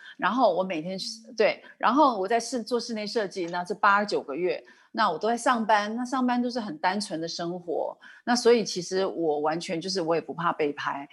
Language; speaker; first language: Chinese; native; Chinese